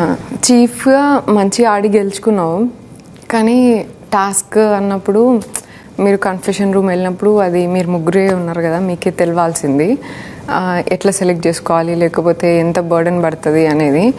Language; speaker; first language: Telugu; native; Telugu